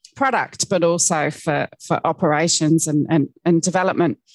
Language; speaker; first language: English; native; English